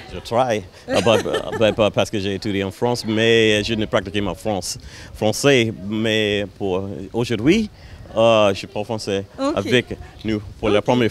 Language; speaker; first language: French; non-native, learner; English